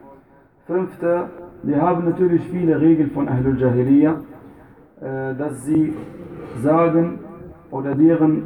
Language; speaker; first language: German; non-native, fluent; Arabic